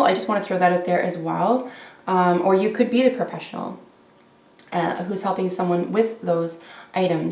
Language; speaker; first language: English; native; English